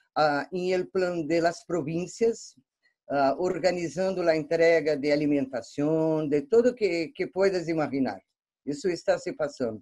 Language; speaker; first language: Spanish; non-native, fluent; Portuguese